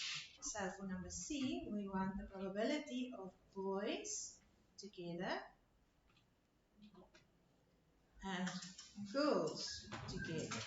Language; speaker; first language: English; non-native, local second language; Afrikaans